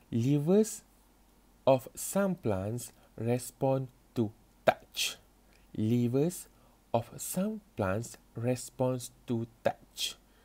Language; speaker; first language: English; non-native, local second language; Malay